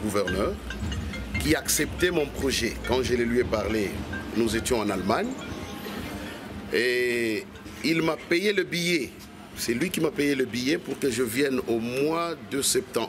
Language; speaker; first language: French; non-native, local second language; Kongo